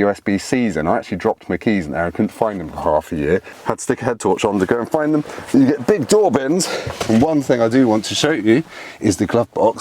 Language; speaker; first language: English; native; English